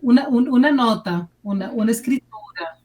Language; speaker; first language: Portuguese; non-native, fluent; Spanish